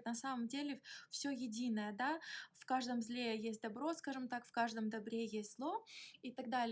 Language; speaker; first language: Russian; native; Russian